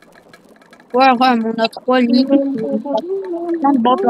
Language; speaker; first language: French; native; French